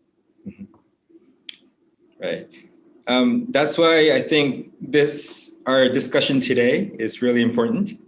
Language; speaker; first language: English; non-native, fluent; Korean